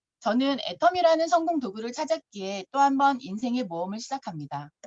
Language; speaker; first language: Korean; native; Korean